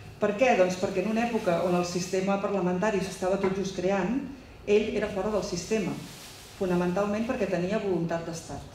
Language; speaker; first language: Catalan; native; Catalan